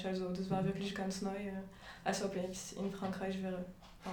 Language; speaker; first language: German; non-native, fluent; French